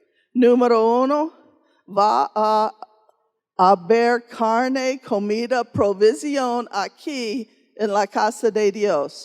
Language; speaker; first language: Spanish; non-native, fluent; English